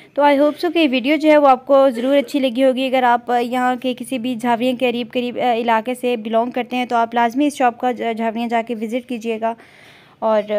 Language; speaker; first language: Urdu; non-native, local second language; Punjabi